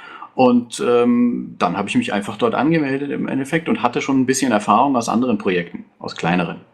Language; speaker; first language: German; native; German